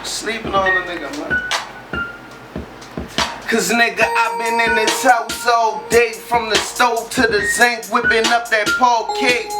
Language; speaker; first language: English; native; English